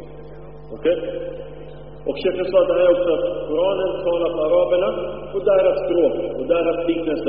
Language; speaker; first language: Swedish; early bilingual, other home language; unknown